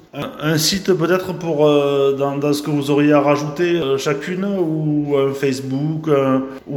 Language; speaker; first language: French; native; French